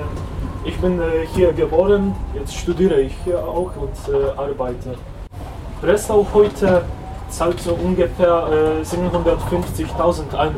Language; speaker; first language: German; non-native, fluent; Polish